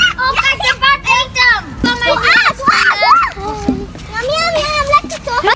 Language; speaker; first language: Dutch; early bilingual, other home language; Indonesian